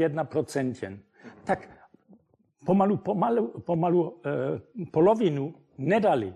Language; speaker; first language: Czech; non-native, fluent; German